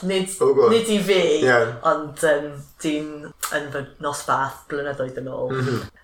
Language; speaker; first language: Welsh; non-native, local second language; English